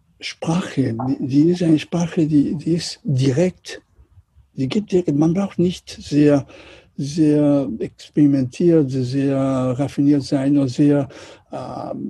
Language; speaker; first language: German; non-native, learner; Catalan